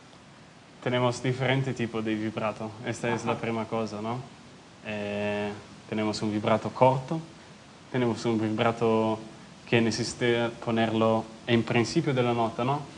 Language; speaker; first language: Spanish; non-native, fluent; Italian